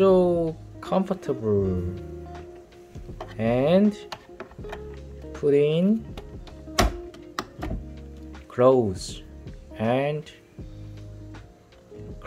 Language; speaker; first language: English; non-native, learner; Korean